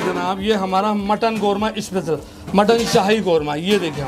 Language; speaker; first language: Hindi; native; Hindi